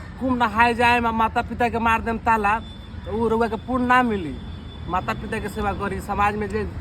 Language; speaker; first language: Bhojpuri; native; Bhojpuri